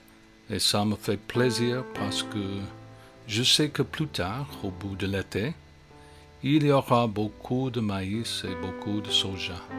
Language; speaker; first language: French; non-native, fluent; English